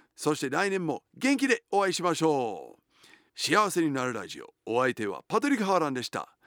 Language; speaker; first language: Japanese; non-native, fluent; English